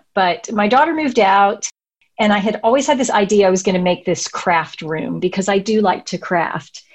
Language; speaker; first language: English; native; English